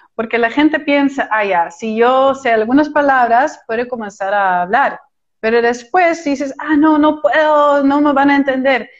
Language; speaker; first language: Spanish; non-native, fluent; Dutch